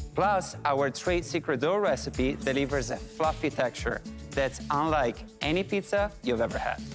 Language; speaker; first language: English; non-native, fluent; Italian